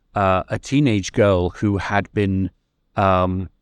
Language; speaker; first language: English; native; English